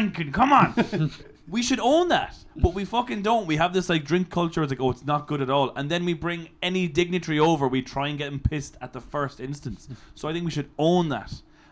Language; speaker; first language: English; native; English